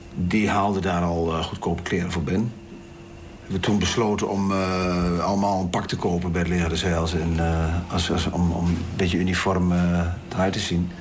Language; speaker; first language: Dutch; native; Dutch